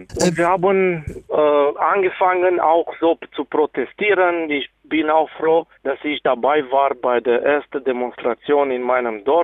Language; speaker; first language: German; non-native, fluent; Romanian